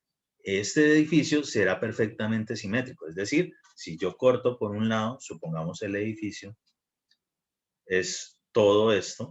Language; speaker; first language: Spanish; native; Spanish